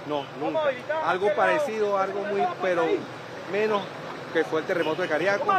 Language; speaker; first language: Spanish; native; Spanish